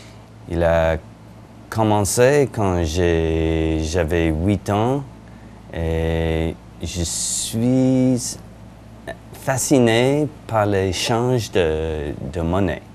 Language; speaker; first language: French; non-native, learner; English